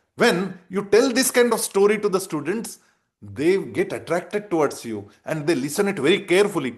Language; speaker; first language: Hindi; non-native, local second language; Marathi